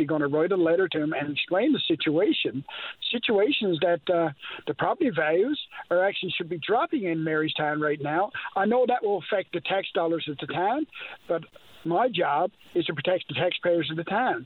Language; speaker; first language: English; native; English